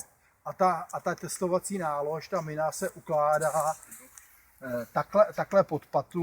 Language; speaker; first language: Czech; native; Czech